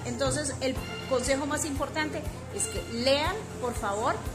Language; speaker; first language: Spanish; native; Spanish